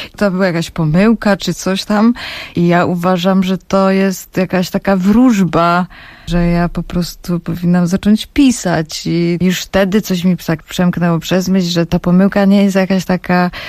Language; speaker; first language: Polish; native; Polish